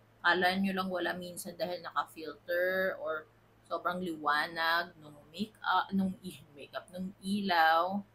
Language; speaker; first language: Filipino; native; Filipino